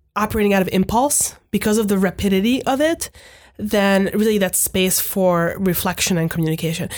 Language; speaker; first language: English; non-native, fluent; Hungarian